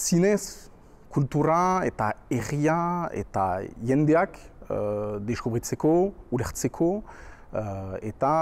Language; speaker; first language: Basque; non-native, local second language; French